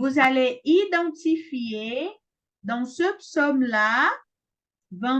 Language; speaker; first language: French; non-native, fluent; Portuguese